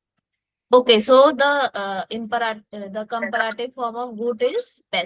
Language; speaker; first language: English; non-native, local second language; Hindi